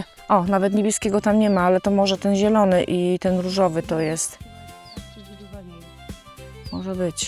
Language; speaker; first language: Polish; native; Polish